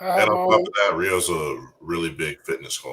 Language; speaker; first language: English; native; English